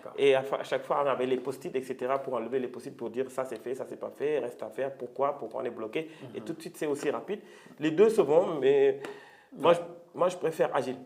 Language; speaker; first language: French; non-native, local second language; Wolof